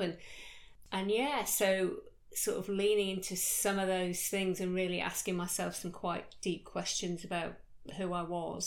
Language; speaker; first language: English; native; English